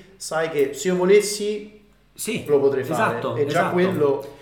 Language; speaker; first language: Italian; native; Italian